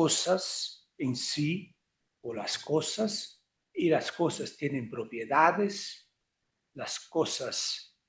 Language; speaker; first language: Spanish; non-native, fluent; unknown